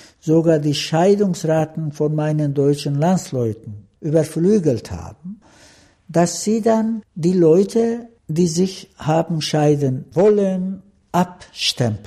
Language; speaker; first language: German; non-native, fluent; Turkish